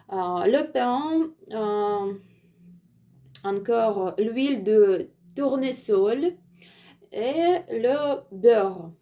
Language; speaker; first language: French; non-native, learner; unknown